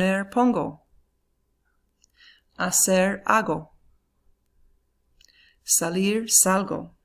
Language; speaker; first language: Spanish; non-native, fluent; English